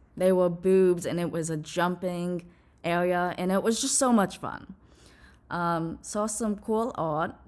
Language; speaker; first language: English; native; English